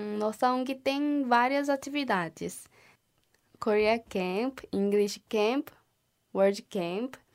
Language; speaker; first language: Portuguese; non-native, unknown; Korean